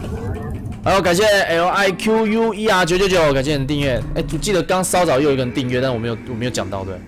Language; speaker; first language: Chinese; native; Chinese